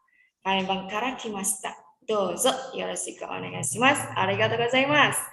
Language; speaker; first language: Japanese; non-native, learner; Indonesian